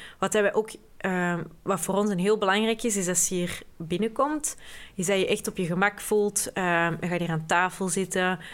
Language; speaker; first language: Dutch; native; Dutch